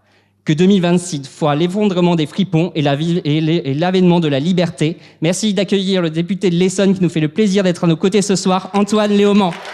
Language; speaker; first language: French; native; French